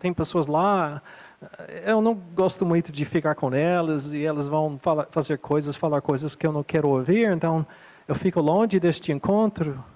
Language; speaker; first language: Portuguese; non-native, fluent; English